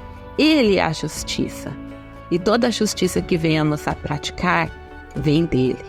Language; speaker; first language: Portuguese; native; Portuguese